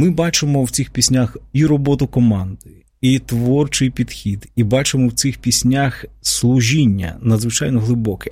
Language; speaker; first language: Ukrainian; native; Ukrainian